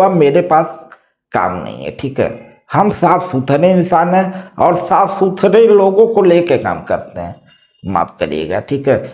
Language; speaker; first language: Hindi; native; Hindi